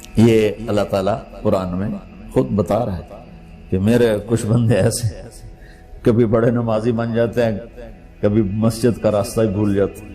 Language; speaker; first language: Urdu; non-native, local second language; Punjabi